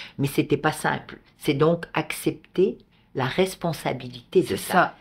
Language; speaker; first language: French; native; French